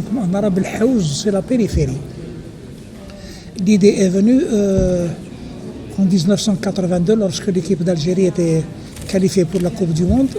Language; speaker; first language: French; non-native, local second language; Arabic